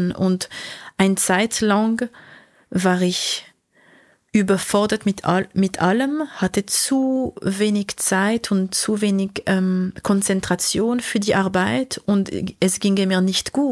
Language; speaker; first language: German; non-native, local second language; French